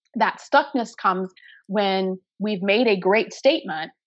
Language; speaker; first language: English; native; English